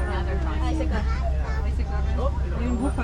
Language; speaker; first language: Spanish; native; Spanish